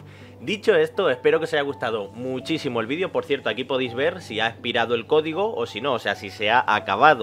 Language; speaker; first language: Spanish; native; Spanish